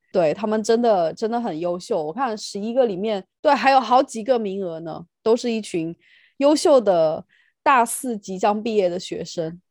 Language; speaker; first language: Chinese; native; Chinese